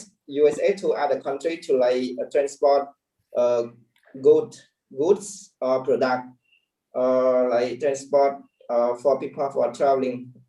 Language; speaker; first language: English; non-native, learner; Khmer